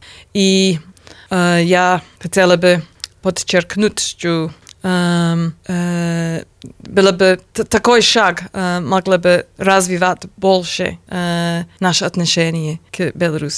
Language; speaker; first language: Russian; non-native, learner; English